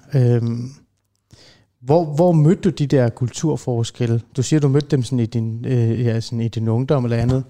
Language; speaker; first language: Danish; early bilingual, other home language; Persian